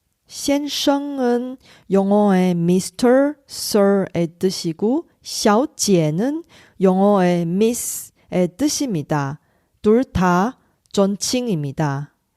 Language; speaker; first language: Korean; non-native, fluent; Chinese